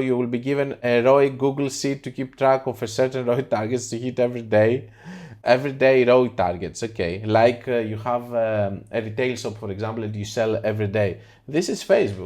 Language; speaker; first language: English; non-native, fluent; Greek